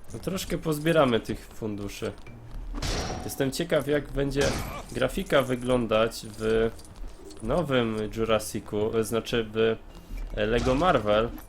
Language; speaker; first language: Polish; native; Polish